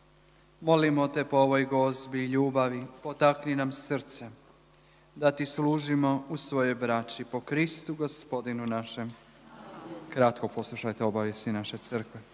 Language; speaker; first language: Croatian; native; Croatian